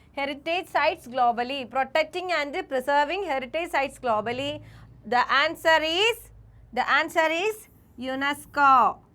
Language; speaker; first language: English; non-native, local second language; Malayalam